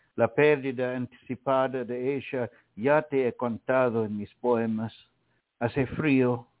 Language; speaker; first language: Spanish; non-native, fluent; English